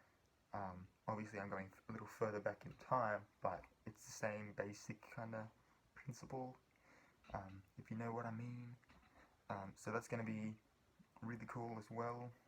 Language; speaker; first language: English; native; English